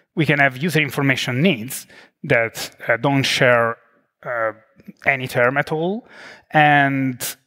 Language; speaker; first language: English; non-native, fluent; Italian